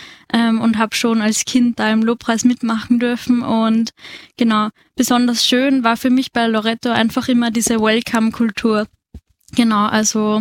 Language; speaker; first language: German; native; German